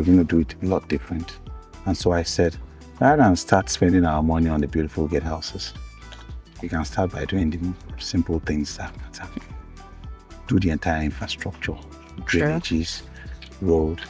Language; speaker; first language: English; non-native, local second language; Igbo